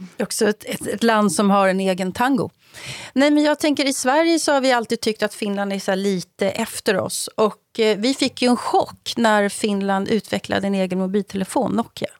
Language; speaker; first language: Swedish; native; Swedish